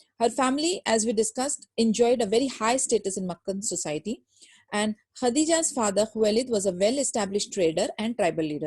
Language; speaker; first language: English; non-native, local second language; Urdu